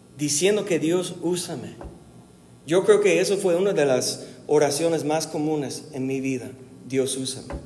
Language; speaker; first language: Spanish; non-native, fluent; English